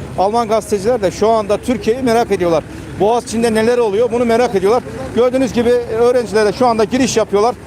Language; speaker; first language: Turkish; native; Turkish